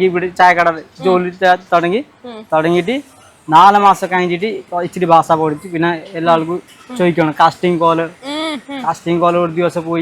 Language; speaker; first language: Malayalam; non-native, local second language; Odia